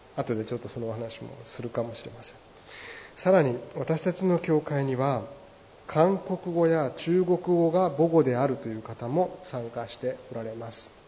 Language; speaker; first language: Japanese; native; Japanese